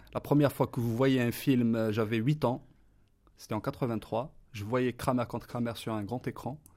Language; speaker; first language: French; non-native, local second language; Kabyle